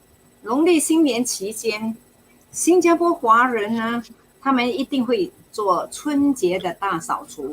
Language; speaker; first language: Chinese; native; Chinese